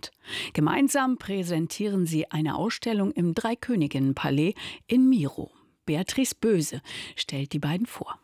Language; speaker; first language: German; native; German